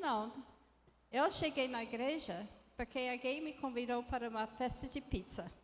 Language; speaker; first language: Portuguese; non-native, fluent; English